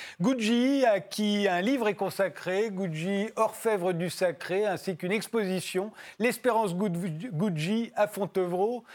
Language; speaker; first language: French; native; French